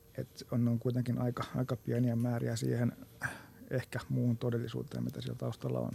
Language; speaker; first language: Finnish; native; Finnish